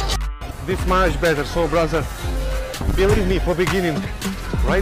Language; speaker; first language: English; non-native, learner; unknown